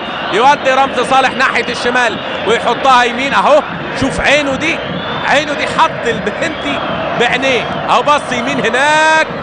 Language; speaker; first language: Arabic; native; Arabic